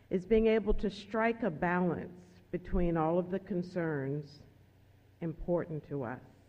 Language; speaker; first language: English; native; English